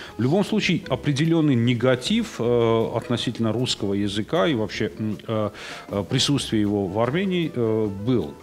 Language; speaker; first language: Russian; non-native, fluent; Armenian